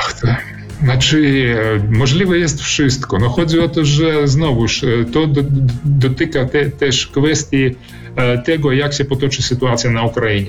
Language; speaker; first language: Polish; early bilingual, heritage; Polish